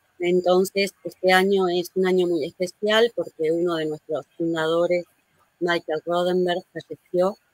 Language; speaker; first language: Spanish; native; Spanish